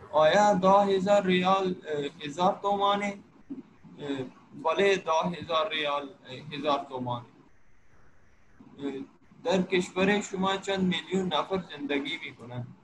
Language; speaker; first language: Persian; non-native, learner; Urdu